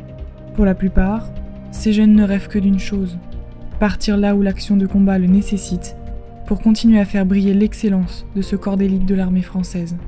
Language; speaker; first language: French; native; French